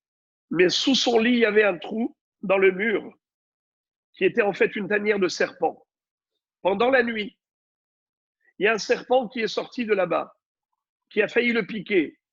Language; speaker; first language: French; native; French